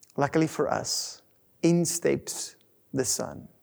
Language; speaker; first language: English; non-native, local second language; Afrikaans